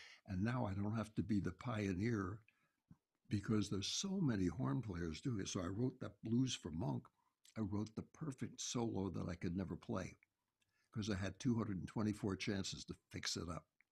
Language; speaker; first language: English; native; English